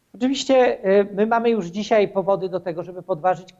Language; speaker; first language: Polish; native; Polish